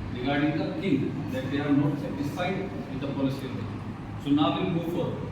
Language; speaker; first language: English; non-native, local second language; Hindi